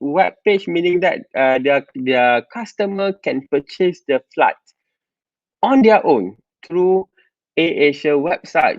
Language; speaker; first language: English; non-native, local second language; Malay